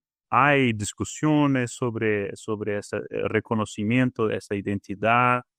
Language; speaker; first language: Spanish; non-native, learner; Portuguese